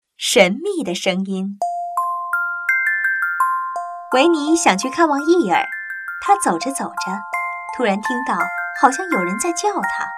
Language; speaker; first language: Chinese; native; Chinese